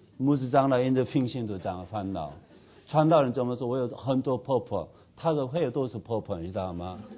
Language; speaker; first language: Chinese; non-native, fluent; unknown